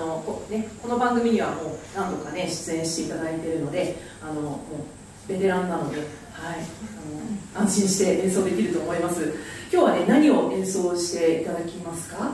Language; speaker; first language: Japanese; native; Japanese